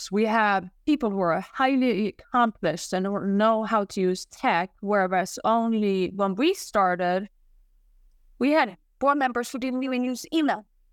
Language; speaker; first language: English; non-native, fluent; Swedish